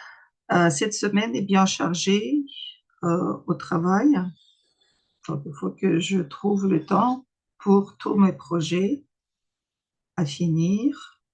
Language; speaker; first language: French; non-native, fluent; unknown